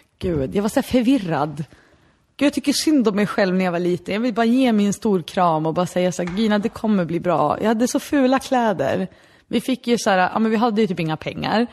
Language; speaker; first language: Swedish; early bilingual, other home language; Arabic